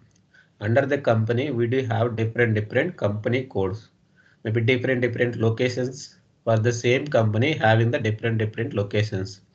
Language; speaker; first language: English; non-native, local second language; Telugu